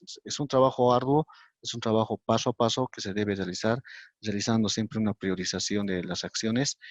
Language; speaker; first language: Spanish; native; Spanish